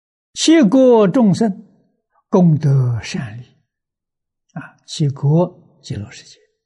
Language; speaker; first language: Chinese; native; Chinese